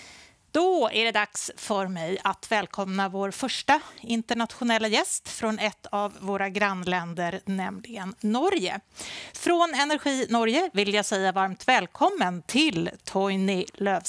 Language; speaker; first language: Swedish; native; Swedish